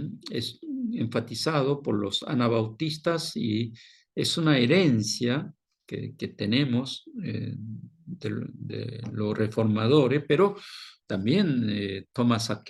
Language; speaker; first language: Spanish; non-native, fluent; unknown